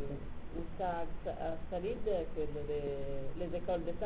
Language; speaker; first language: French; non-native, fluent; Italian